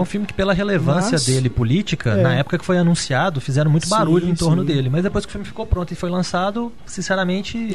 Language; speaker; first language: Portuguese; native; Portuguese